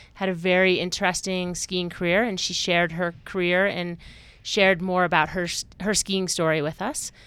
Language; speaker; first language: English; native; English